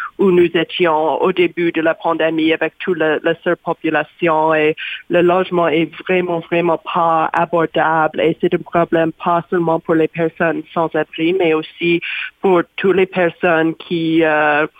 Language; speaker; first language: French; non-native, learner; English